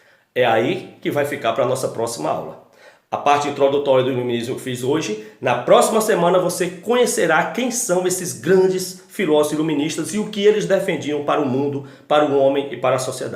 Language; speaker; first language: Portuguese; native; Portuguese